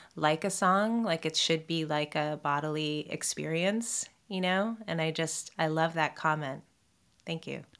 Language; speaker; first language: English; native; English